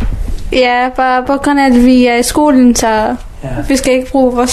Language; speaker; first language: Danish; non-native, learner; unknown